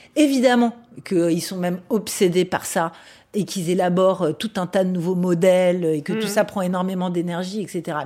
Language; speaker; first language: French; native; French